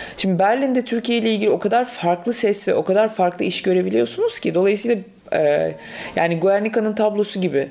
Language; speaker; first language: Turkish; native; Turkish